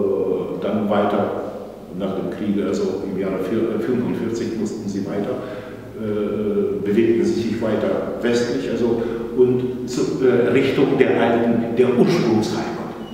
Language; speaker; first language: German; non-native, fluent; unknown